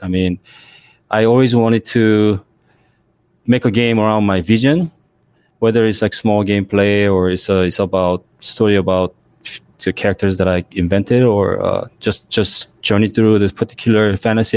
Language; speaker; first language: English; non-native, fluent; Korean